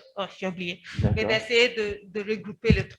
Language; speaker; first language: French; non-native, fluent; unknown